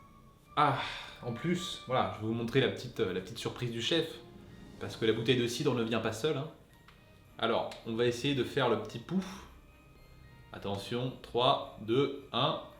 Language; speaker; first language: French; native; French